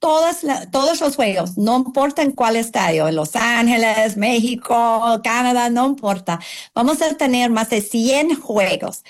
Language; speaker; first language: Spanish; non-native, fluent; English